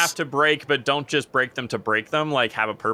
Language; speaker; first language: English; native; English